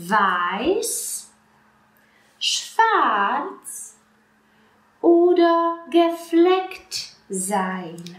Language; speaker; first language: German; non-native, fluent; Polish